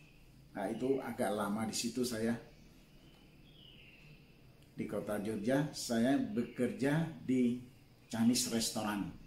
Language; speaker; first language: Indonesian; non-native, local second language; Javanese